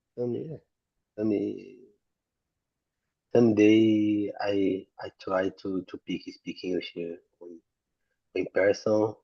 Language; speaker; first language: English; non-native, learner; Portuguese